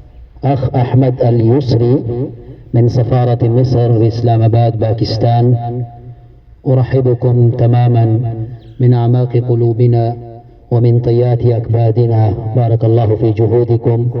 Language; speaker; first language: Arabic; non-native, fluent; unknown